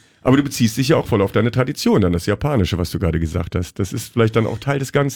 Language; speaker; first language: German; native; German